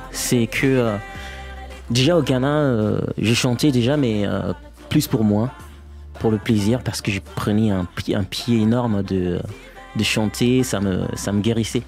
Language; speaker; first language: French; non-native, fluent; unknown